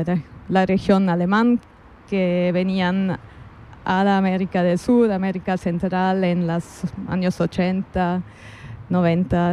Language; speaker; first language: Spanish; non-native, fluent; German